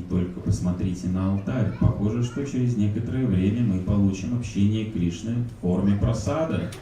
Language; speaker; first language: Russian; native; Russian